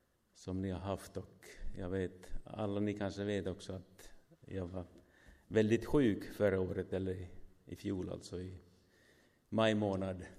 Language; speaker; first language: Swedish; non-native, fluent; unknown